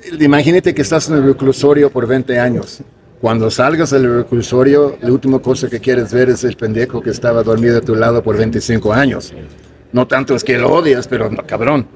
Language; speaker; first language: Spanish; non-native, fluent; English